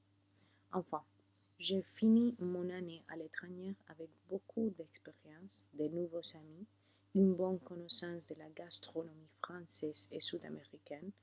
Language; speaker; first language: French; non-native, fluent; Spanish